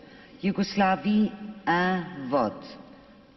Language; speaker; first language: Italian; non-native, learner; German